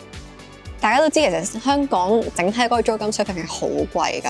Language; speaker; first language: Cantonese; native; Cantonese